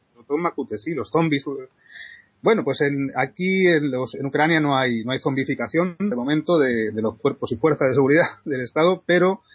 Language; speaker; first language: Spanish; native; Spanish